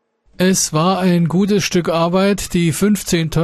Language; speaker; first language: German; native; German